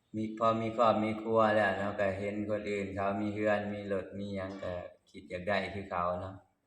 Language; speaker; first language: Lao; native; Lao